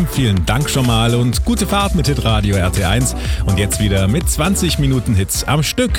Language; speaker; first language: German; native; German